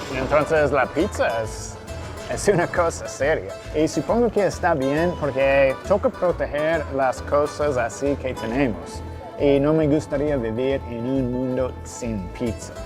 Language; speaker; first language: Spanish; non-native, fluent; English